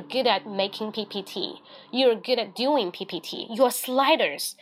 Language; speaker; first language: English; non-native, fluent; Chinese